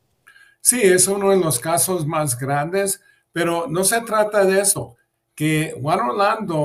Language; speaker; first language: Spanish; early bilingual, heritage; English